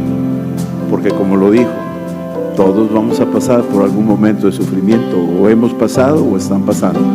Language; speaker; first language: Spanish; native; Spanish